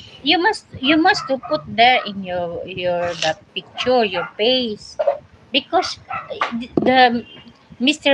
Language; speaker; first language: English; non-native, learner; Filipino